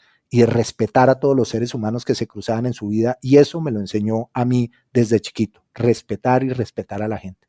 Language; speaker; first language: Spanish; native; Spanish